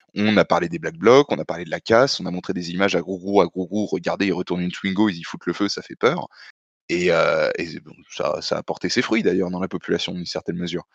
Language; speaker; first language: French; native; French